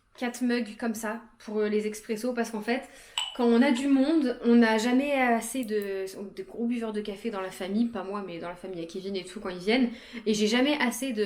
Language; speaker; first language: French; native; French